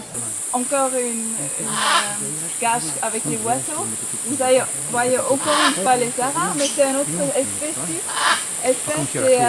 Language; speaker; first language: French; non-native, learner; Spanish